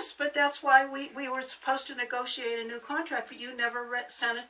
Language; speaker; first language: English; native; English